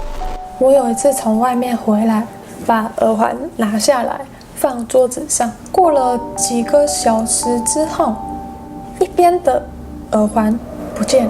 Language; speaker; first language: Chinese; non-native, fluent; English